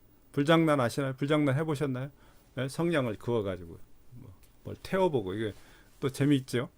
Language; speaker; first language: Korean; native; Korean